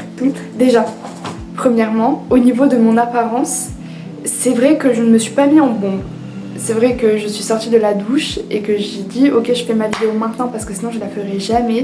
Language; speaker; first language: French; native; French